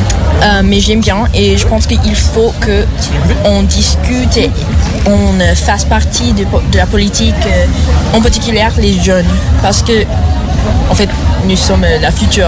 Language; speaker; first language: French; non-native, fluent; English